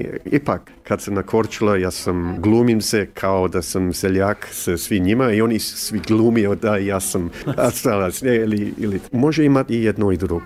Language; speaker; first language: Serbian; early bilingual, heritage; English